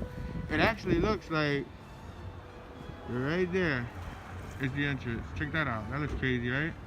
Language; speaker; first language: English; native; English